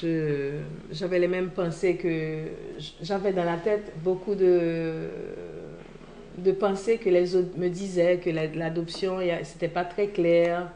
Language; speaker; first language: French; non-native, local second language; Haitian Creole